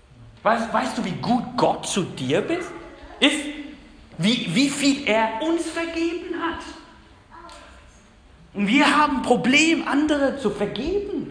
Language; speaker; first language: German; non-native, fluent; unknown